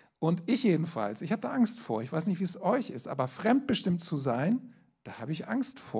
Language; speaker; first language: German; native; German